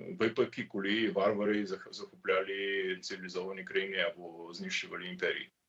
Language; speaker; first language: Ukrainian; non-native, learner; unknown